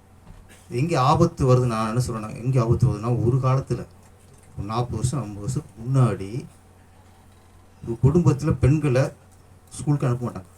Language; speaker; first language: Tamil; native; Tamil